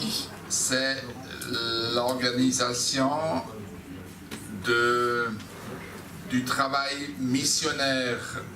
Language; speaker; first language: French; non-native, fluent; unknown